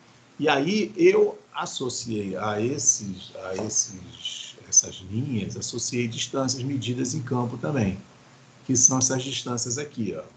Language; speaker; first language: Portuguese; native; Portuguese